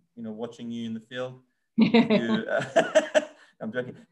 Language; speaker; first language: English; non-native, fluent; Persian